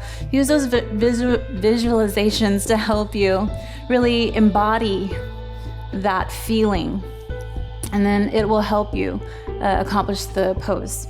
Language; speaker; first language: English; native; English